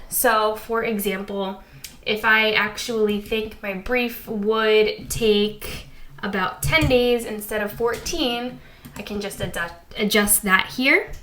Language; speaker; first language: English; native; English